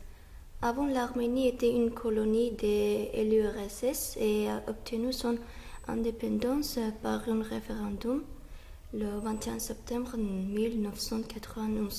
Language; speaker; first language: French; non-native, fluent; Armenian